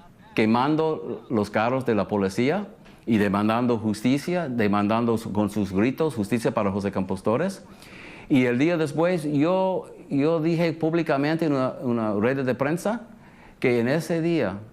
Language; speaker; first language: Spanish; early bilingual, heritage; English